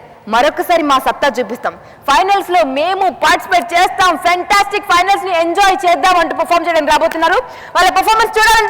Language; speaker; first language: Telugu; native; Telugu